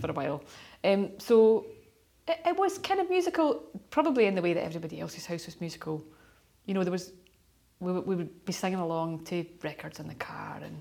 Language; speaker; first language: English; native; English